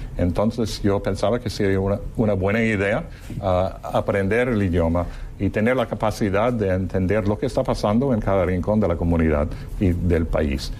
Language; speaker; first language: Spanish; non-native, fluent; English